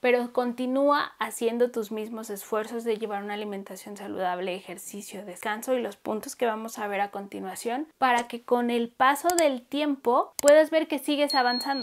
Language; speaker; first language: Spanish; native; Spanish